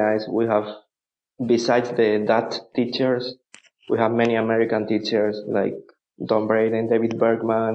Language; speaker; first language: English; non-native, fluent; Spanish